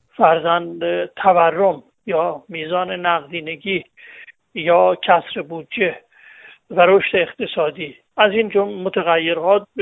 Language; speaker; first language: Persian; native; Persian